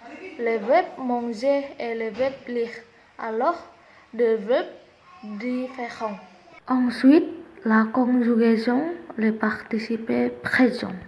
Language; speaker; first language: French; non-native, learner; Indonesian